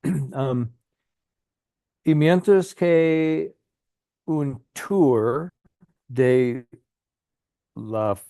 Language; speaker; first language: Spanish; non-native, learner; English